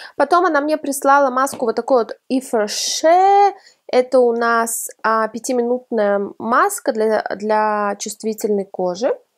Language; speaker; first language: Russian; early bilingual, heritage; Russian